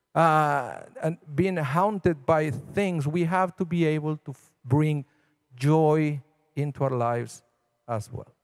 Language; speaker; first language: English; non-native, fluent; Spanish